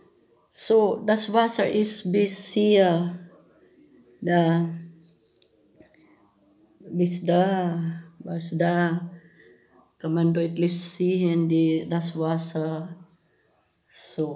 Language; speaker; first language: German; non-native, learner; Filipino